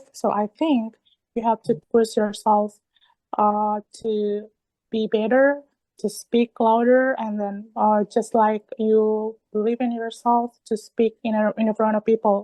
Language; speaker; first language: English; non-native, learner; Indonesian